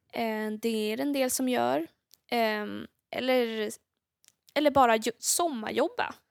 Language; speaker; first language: Swedish; native; Swedish